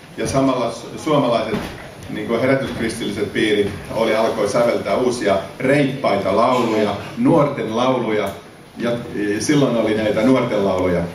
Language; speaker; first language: Finnish; native; Finnish